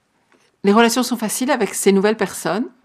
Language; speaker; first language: French; native; French